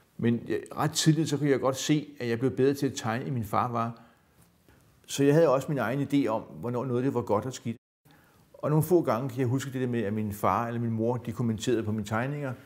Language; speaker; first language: Danish; native; Danish